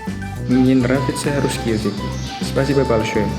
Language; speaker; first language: Russian; non-native, learner; Indonesian